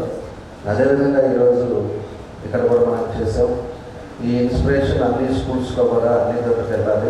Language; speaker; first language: Telugu; native; Telugu